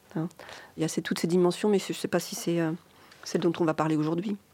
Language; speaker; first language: French; native; French